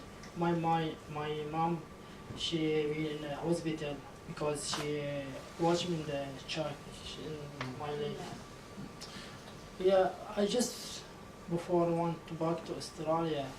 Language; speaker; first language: English; non-native, learner; Arabic